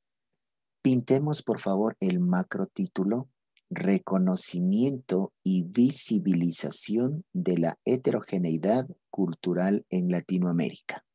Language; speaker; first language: Spanish; native; Spanish